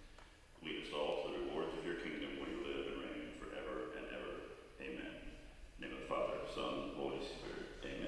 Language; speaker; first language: English; native; English